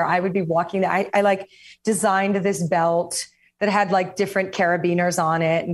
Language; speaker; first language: English; native; English